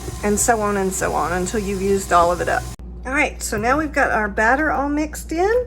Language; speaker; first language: English; native; English